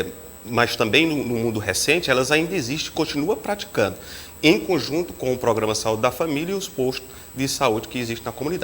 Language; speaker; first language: Portuguese; native; Portuguese